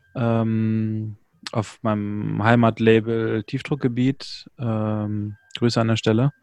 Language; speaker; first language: German; native; German